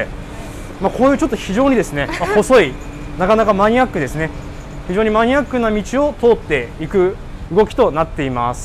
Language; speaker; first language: Japanese; native; Japanese